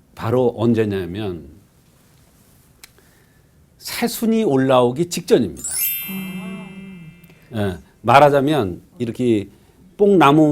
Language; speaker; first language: Korean; native; Korean